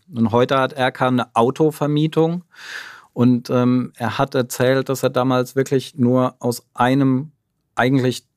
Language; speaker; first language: German; native; German